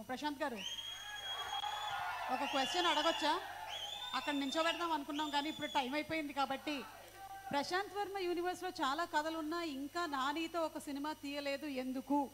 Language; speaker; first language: Telugu; native; Telugu